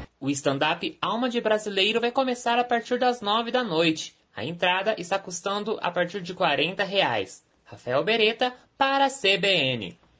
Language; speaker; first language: Portuguese; native; Portuguese